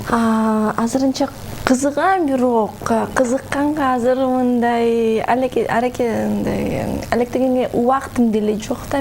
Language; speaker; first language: Kyrgyz; non-native, local second language; Russian